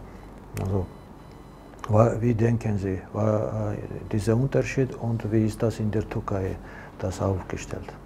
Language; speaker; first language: German; non-native, learner; Georgian